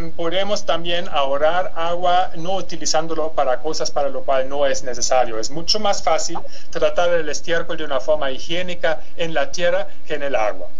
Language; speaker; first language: Spanish; non-native, fluent; German